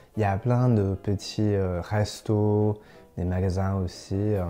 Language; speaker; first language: French; non-native, fluent; English